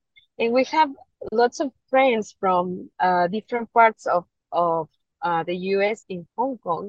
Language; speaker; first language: English; non-native, fluent; Spanish